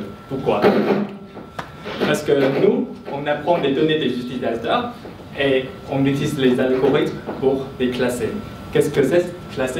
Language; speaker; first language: French; non-native, fluent; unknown